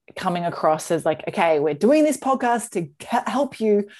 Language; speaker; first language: English; native; English